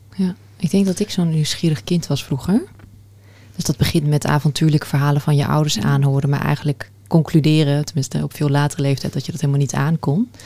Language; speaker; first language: Dutch; early bilingual, other home language; Persian